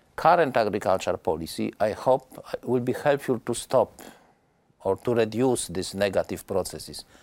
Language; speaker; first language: English; non-native, learner; Polish